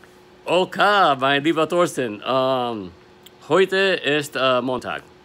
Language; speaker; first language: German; non-native, learner; English